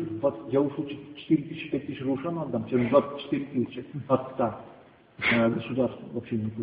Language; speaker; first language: Russian; native; Russian